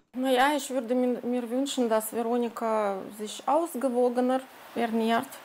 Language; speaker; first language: German; non-native, fluent; Russian